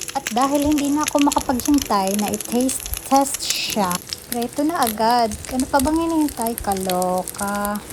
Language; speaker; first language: Filipino; native; Filipino